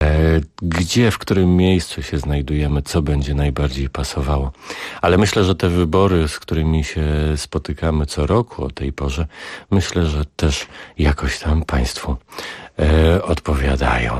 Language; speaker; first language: Polish; native; Polish